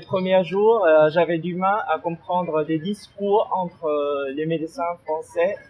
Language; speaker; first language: French; non-native, fluent; Vietnamese